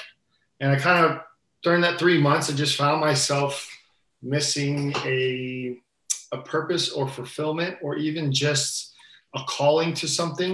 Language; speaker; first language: English; native; English